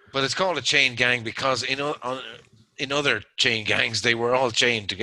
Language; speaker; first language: English; native; English